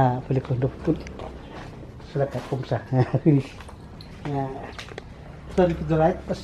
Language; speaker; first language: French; non-native, learner; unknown